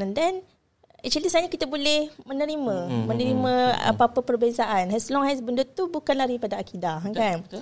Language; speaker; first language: Malay; native; Malay